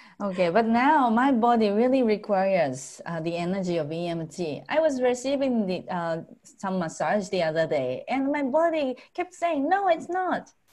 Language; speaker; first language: English; non-native, fluent; Japanese